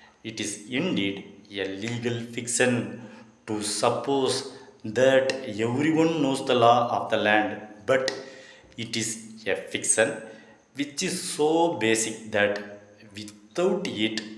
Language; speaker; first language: English; non-native, local second language; Tamil